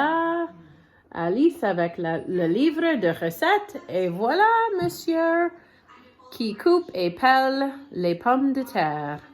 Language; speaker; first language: French; non-native, fluent; English